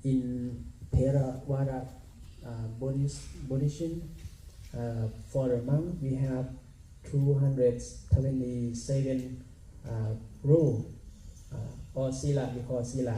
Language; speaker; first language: English; non-native, learner; Thai